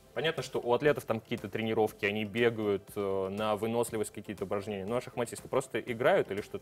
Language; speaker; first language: Russian; native; Russian